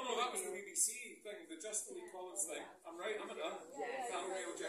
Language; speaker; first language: English; native; English